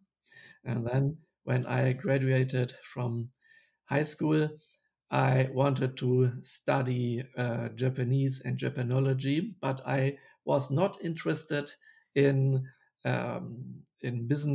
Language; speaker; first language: English; non-native, fluent; German